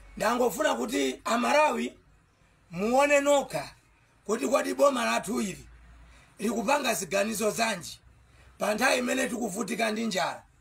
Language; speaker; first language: Nyanja; non-native, local second language; Tumbuka